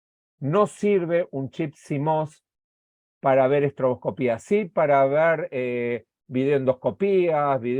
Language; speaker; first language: Spanish; native; Spanish